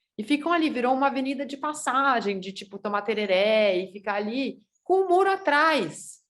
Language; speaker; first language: Portuguese; native; Portuguese